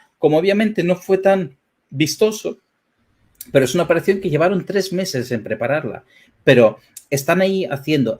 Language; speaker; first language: Spanish; early bilingual, other home language; Ukrainian